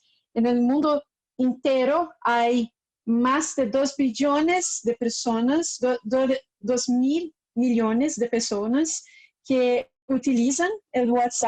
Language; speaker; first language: Spanish; non-native, fluent; Portuguese